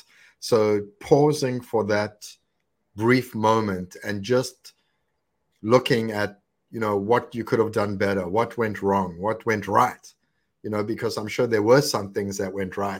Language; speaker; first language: English; native; English